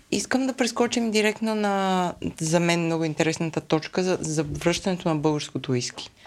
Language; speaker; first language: Bulgarian; native; Bulgarian